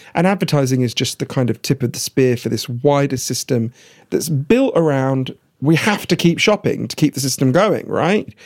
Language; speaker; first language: English; native; English